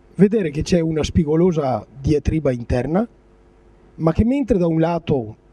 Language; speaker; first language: Italian; native; Italian